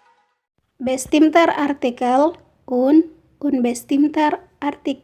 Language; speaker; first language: German; non-native, fluent; Indonesian